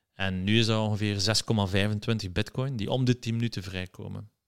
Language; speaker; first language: Dutch; native; Dutch